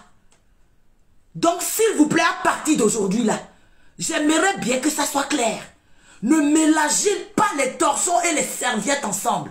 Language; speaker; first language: French; native; French